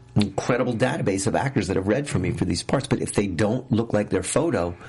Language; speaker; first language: English; native; English